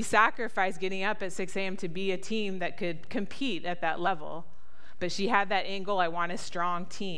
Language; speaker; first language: English; native; English